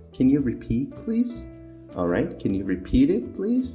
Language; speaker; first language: English; non-native, fluent; Portuguese